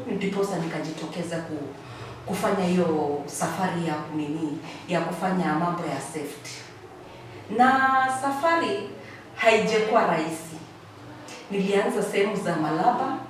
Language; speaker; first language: Swahili; non-native, local second language; Kalenjin